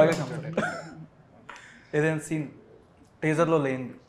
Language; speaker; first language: Telugu; native; Telugu